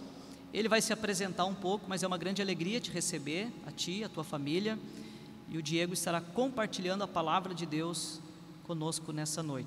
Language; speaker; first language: Portuguese; native; Portuguese